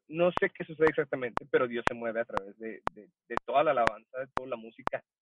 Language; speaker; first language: Spanish; early bilingual, heritage; Spanish